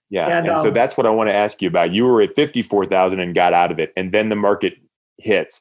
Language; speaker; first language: English; native; English